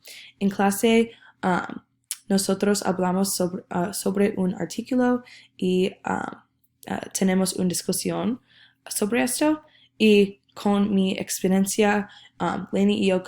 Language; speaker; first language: Spanish; non-native, learner; English